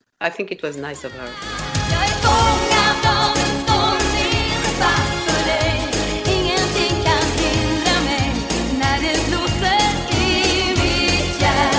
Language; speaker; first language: English; non-native, fluent; French